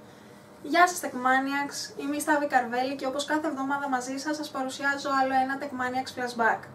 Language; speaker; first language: Greek; native; Greek